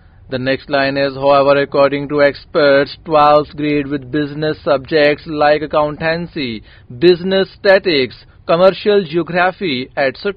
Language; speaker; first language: English; non-native, local second language; Urdu